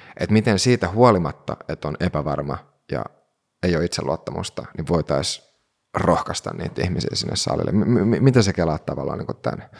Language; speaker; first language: Finnish; native; Finnish